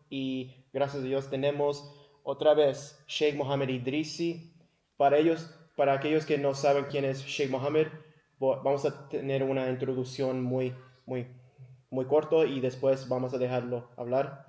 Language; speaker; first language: Spanish; early bilingual, heritage; English